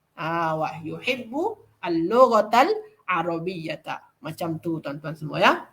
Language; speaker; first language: Malay; native; Malay